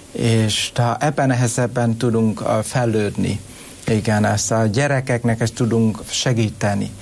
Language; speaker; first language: Hungarian; non-native, learner; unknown